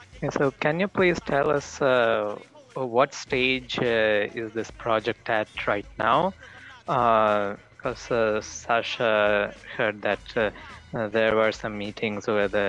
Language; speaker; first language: English; non-native, fluent; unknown